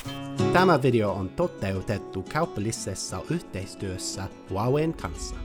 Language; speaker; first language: Finnish; non-native, learner; English